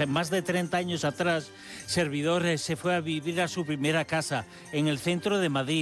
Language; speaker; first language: Spanish; native; Spanish